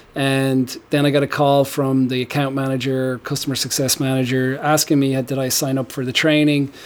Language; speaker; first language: English; native; English